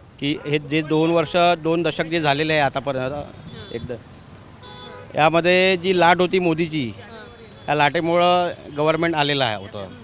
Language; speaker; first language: Marathi; native; Marathi